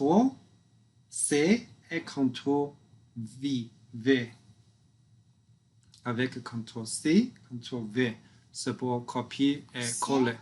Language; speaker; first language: French; non-native, learner; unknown